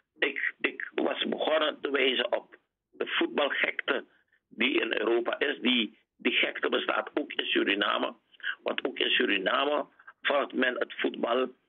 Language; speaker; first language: Dutch; native; Dutch